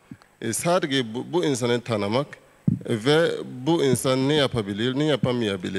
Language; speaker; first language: Turkish; non-native, fluent; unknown